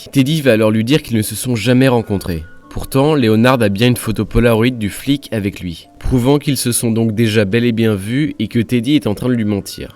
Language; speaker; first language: French; native; French